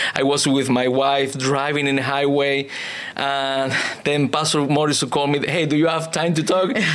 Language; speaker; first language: English; non-native, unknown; Spanish